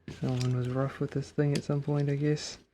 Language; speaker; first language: English; native; English